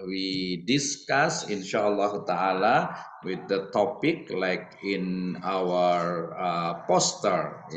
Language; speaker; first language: English; non-native, learner; Indonesian